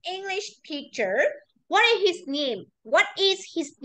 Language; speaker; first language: English; non-native, learner; Vietnamese